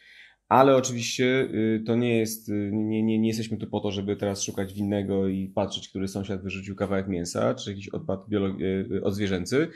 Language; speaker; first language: Polish; native; Polish